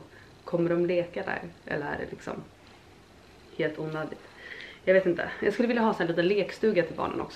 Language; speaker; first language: Swedish; native; Swedish